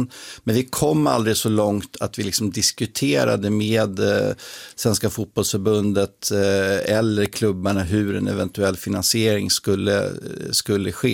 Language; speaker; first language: Swedish; native; Swedish